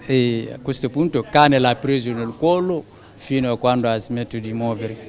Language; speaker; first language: Italian; non-native, fluent; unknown